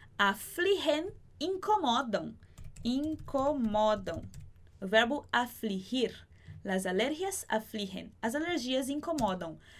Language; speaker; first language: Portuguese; native; Portuguese